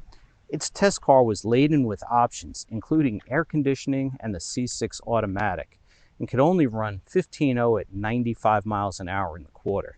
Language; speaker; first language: English; native; English